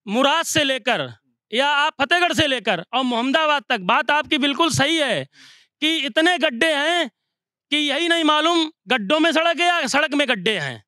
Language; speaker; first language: Hindi; native; Hindi